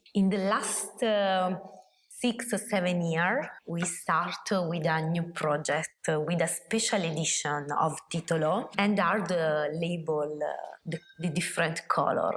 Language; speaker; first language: English; non-native, learner; Italian